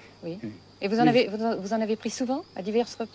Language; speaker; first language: French; native; French